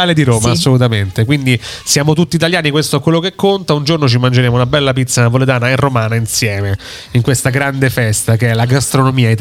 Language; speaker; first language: Italian; native; Italian